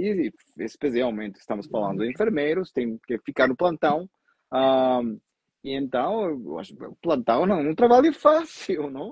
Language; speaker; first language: Portuguese; non-native, fluent; Spanish